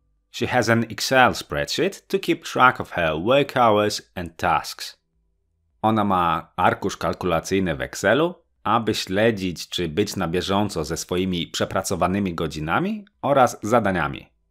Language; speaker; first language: Polish; native; Polish